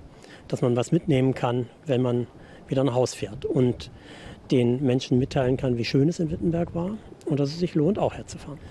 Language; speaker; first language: German; native; German